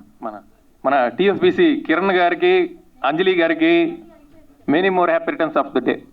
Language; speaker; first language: Telugu; native; Telugu